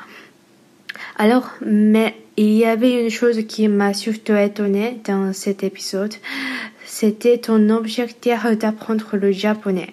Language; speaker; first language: French; non-native, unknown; Japanese